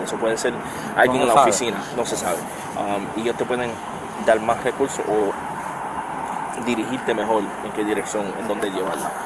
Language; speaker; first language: Spanish; early bilingual, other home language; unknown